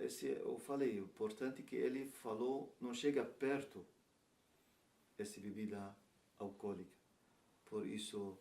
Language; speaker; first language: Portuguese; non-native, learner; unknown